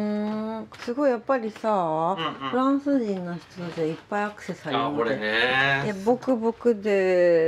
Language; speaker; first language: French; non-native, learner; Japanese